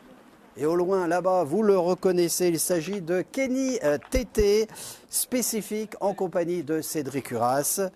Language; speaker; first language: French; native; French